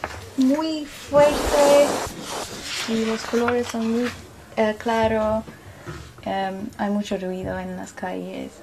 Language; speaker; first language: Spanish; non-native, learner; English